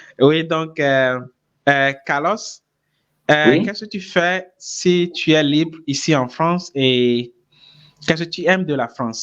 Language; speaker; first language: French; non-native, fluent; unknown